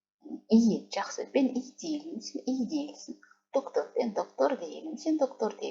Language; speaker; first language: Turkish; non-native, fluent; Kazakh